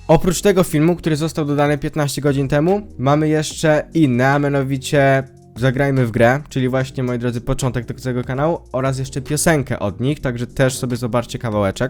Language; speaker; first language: Polish; native; Polish